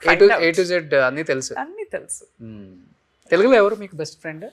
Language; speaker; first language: Telugu; native; Telugu